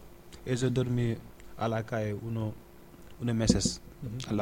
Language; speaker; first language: French; non-native, learner; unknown